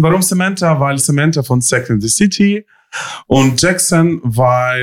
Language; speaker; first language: German; non-native, learner; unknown